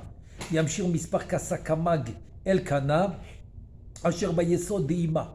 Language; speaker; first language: Hebrew; non-native, fluent; French